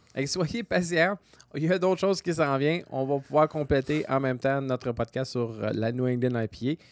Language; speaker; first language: French; native; French